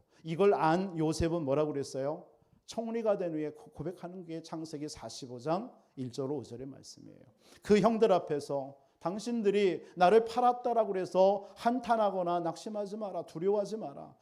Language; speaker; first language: Korean; native; Korean